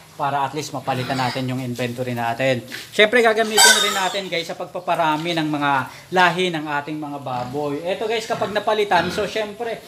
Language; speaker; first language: Filipino; native; Filipino